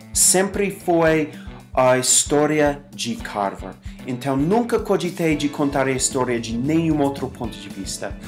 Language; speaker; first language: Portuguese; non-native, fluent; English